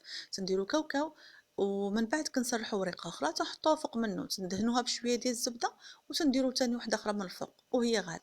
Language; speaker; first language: Arabic; native; Arabic